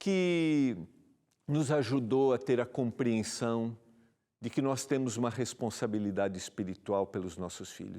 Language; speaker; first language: Portuguese; native; Portuguese